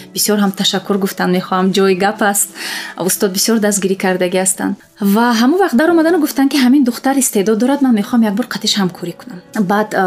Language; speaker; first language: Tajik; non-native, local second language; Russian